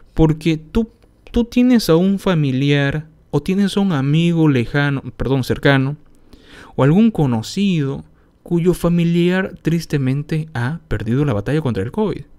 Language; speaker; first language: Spanish; native; Spanish